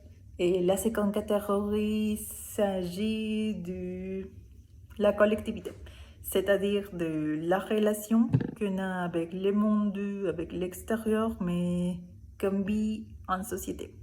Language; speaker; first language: French; non-native, learner; Spanish